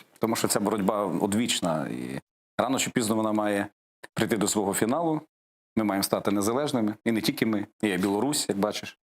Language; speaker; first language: Ukrainian; native; Ukrainian